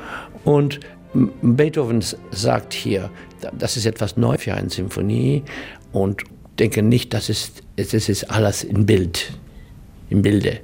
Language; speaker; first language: German; non-native, learner; English